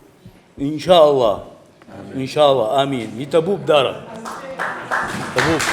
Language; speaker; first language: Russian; non-native, learner; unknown